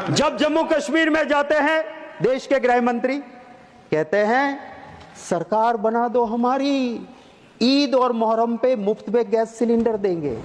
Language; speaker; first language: Hindi; non-native, local second language; Gujarati